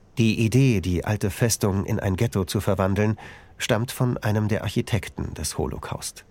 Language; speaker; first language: German; native; German